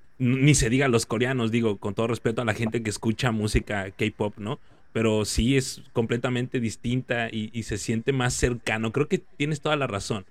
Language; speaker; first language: Spanish; native; Spanish